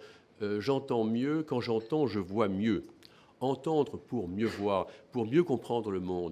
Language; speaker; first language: French; native; French